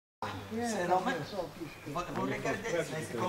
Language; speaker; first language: French; non-native, learner; Polish